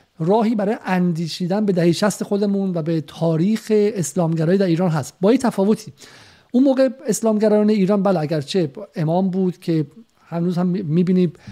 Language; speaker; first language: Persian; native; Persian